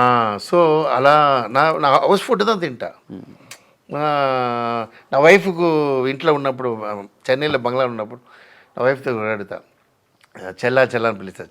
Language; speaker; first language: Telugu; non-native, local second language; Tamil